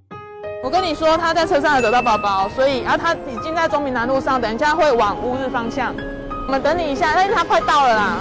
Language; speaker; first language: Chinese; native; Chinese